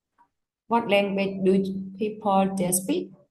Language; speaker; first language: English; non-native, learner; Khmer